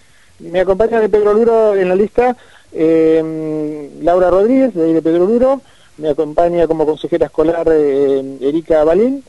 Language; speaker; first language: Spanish; native; Spanish